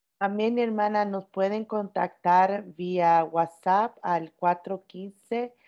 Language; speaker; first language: Spanish; early bilingual, heritage; Spanish